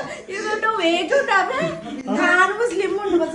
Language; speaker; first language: Malayalam; non-native, learner; Nepali